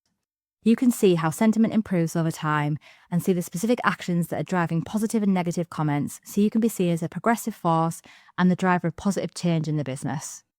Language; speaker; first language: English; native; English